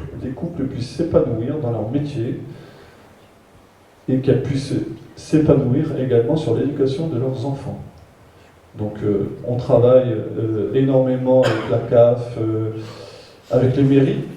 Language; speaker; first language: French; native; French